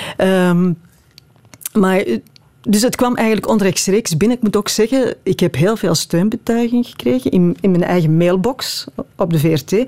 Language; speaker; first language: Dutch; native; Dutch